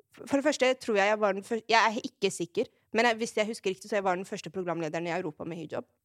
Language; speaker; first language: Norwegian; early bilingual, other home language; Arabic